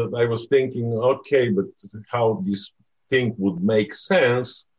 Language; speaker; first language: English; non-native, fluent; Bulgarian